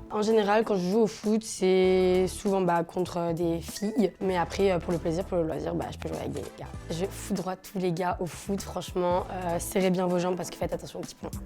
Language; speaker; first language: French; native; French